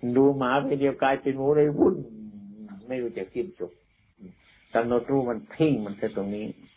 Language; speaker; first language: Thai; native; Thai